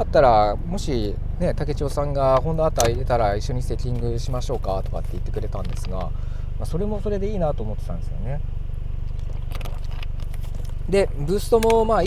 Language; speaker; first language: Japanese; native; Japanese